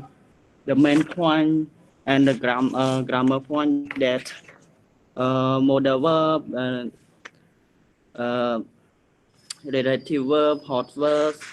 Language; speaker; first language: English; non-native, learner; Khmer